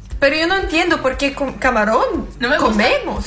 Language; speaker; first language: Spanish; non-native, learner; Swedish